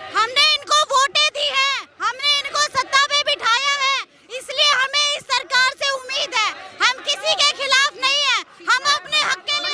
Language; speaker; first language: Hindi; native; Hindi